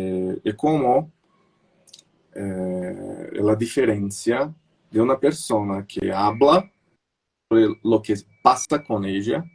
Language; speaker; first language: Spanish; non-native, fluent; Portuguese